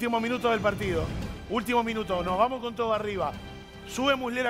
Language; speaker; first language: Spanish; native; Spanish